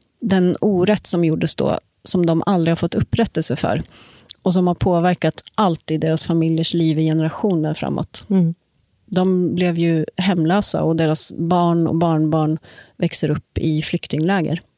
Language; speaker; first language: Swedish; native; Swedish